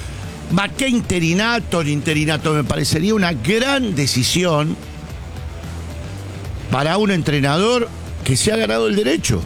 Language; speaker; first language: Spanish; native; Spanish